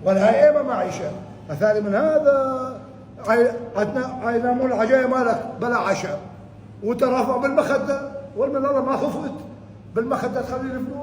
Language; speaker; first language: Arabic; native; Arabic